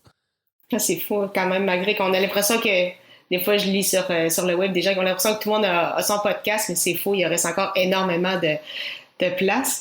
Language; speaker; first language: French; native; French